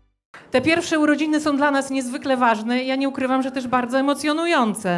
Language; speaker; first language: Polish; native; Polish